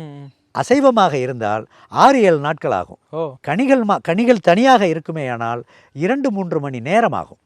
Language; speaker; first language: Tamil; native; Tamil